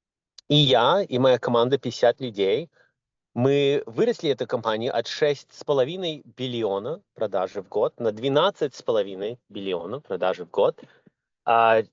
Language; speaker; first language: Russian; early bilingual, heritage; Russian